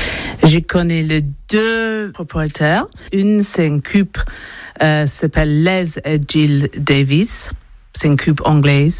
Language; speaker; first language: French; non-native, learner; English